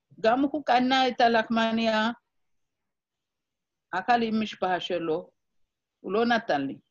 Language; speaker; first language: Hebrew; non-native, fluent; Amharic